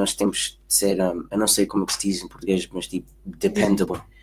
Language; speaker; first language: Portuguese; early bilingual, heritage; Portuguese